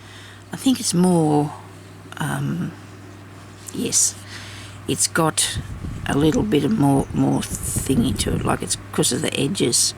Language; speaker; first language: English; native; English